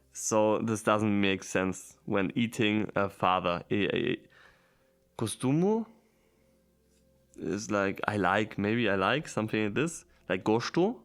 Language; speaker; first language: English; non-native, fluent; German